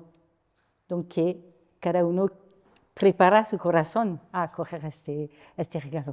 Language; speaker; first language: Spanish; non-native, learner; French